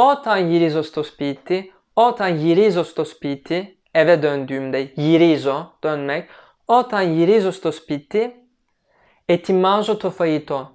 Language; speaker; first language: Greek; non-native, learner; Turkish